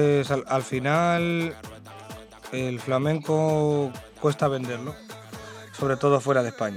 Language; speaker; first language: Spanish; native; Spanish